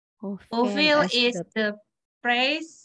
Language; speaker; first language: Dutch; non-native, learner; Indonesian